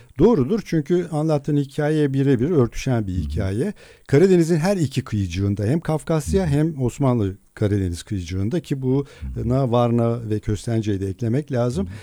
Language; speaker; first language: Turkish; non-native, local second language; Adyghe